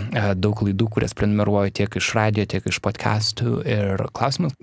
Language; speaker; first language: Lithuanian; native; Lithuanian